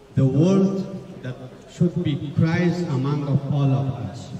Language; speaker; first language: English; non-native, learner; Persian